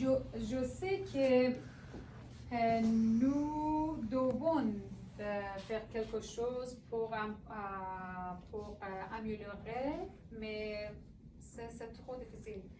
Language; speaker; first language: French; non-native, learner; Persian